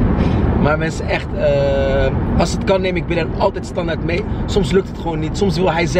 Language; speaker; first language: Dutch; native; Dutch